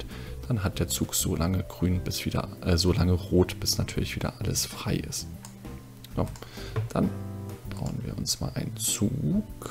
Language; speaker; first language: German; native; German